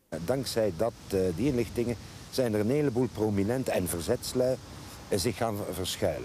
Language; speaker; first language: Dutch; native; Dutch